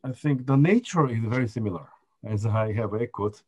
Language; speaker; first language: English; non-native, fluent; Korean